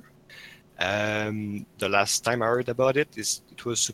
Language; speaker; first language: English; non-native, fluent; French